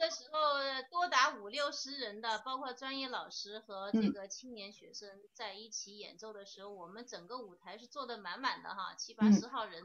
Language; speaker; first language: Chinese; native; Chinese